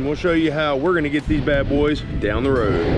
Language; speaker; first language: English; native; English